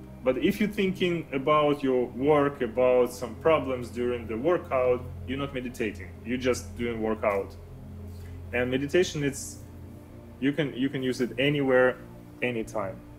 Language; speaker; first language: English; non-native, fluent; Ukrainian